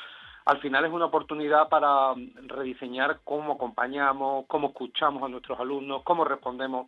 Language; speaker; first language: Spanish; native; Spanish